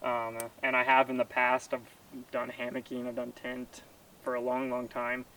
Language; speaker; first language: English; native; English